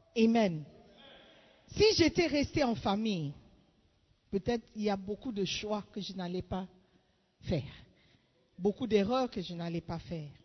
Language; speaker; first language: French; non-native, fluent; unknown